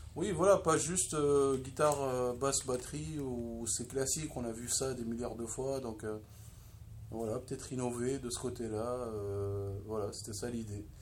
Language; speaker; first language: French; non-native, local second language; Arabic